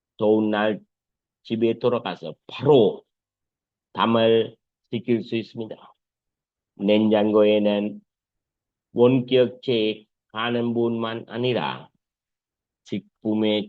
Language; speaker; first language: Korean; non-native, fluent; Sinhala